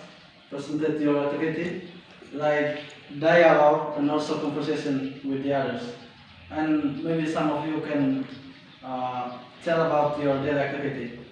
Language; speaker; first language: English; non-native, learner; Indonesian